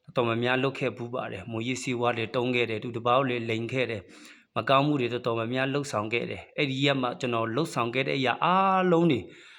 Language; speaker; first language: Burmese; non-native, local second language; Shwe Palaung